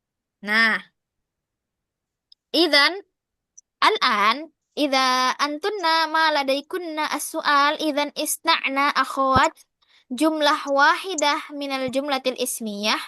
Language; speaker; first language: Arabic; non-native, fluent; Indonesian